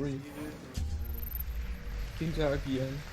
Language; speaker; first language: German; native; German